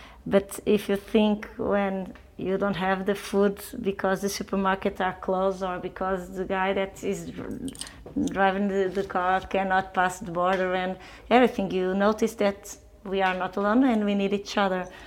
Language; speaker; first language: English; non-native, fluent; Portuguese